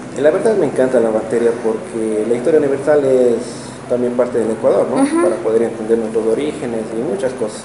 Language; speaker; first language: Spanish; native; Spanish